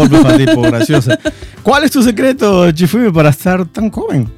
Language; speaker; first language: Spanish; native; Spanish